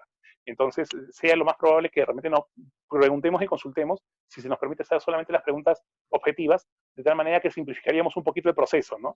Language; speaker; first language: Spanish; native; Spanish